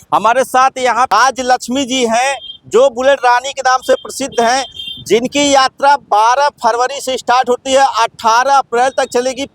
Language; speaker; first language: Hindi; native; Hindi